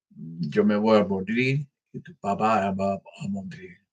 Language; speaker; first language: Spanish; early bilingual, other home language; English